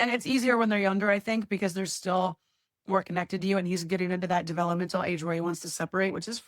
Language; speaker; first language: English; native; English